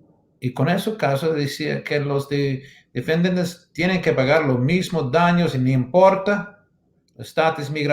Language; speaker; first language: Spanish; non-native, learner; English